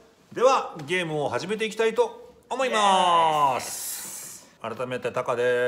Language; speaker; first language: Japanese; native; Japanese